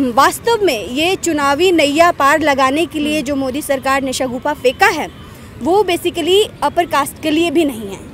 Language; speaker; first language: Hindi; native; Hindi